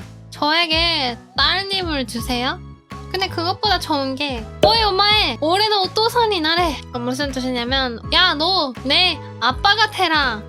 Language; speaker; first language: Korean; non-native, fluent; Japanese